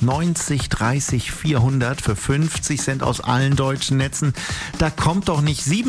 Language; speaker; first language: German; native; German